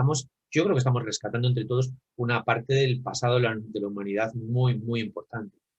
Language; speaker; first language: Spanish; native; Spanish